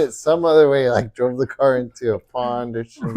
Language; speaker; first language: English; native; English